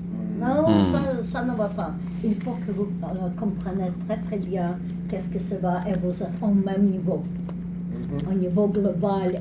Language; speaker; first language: French; non-native, learner; English